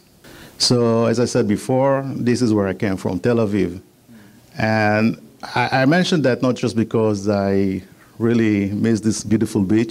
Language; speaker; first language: English; non-native, fluent; Hebrew